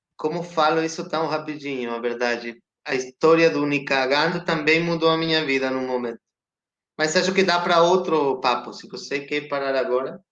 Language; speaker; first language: Portuguese; non-native, fluent; Spanish